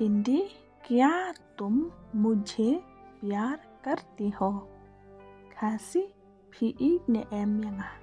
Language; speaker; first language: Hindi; non-native, local second language; Khasi